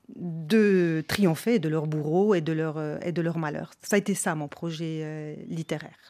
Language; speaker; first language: French; non-native, local second language; Arabic